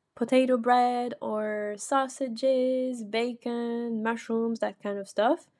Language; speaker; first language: English; non-native, fluent; French